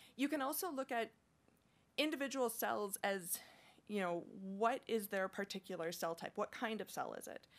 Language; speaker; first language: English; native; English